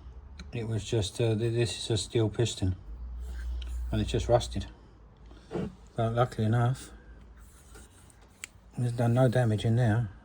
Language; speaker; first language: English; native; English